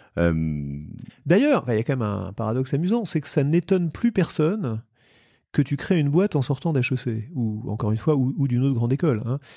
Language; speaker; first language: French; native; French